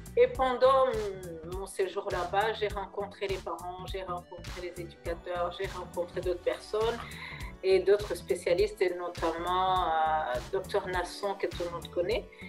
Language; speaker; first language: French; non-native, local second language; Kinyarwanda